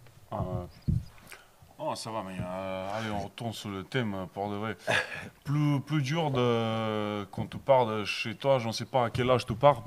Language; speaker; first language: French; non-native, learner; Bosnian